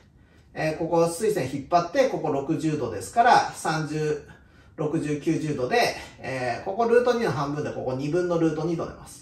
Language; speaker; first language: Japanese; native; Japanese